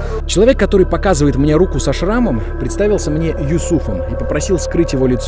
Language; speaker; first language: Russian; native; Russian